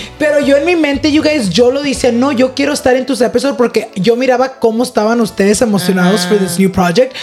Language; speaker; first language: Spanish; early bilingual, heritage; Spanish